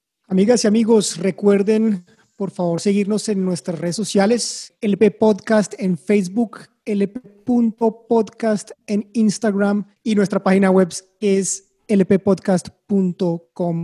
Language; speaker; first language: Spanish; native; Spanish